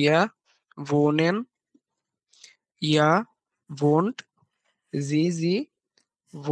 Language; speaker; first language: German; non-native, learner; Bangla